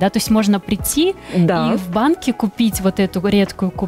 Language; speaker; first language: Russian; native; Russian